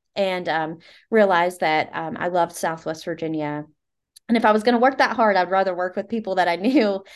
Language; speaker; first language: English; native; English